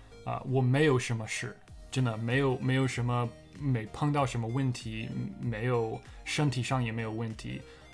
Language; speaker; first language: Chinese; non-native, fluent; English